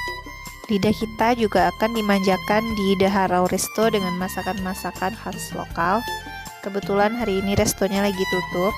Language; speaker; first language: Indonesian; native; Indonesian